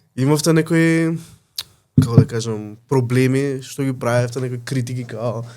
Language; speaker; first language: Macedonian; native; Macedonian